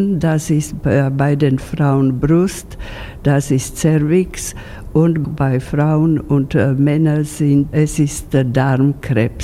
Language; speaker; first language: German; non-native, fluent; Slovak